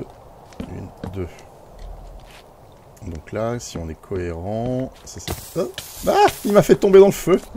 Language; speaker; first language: French; native; French